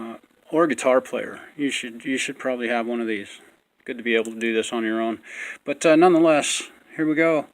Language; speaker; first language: English; native; English